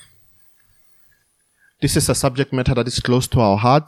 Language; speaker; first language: English; non-native, local second language; Tswana